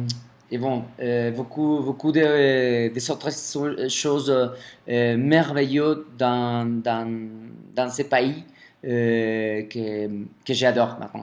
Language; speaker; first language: French; non-native, fluent; Spanish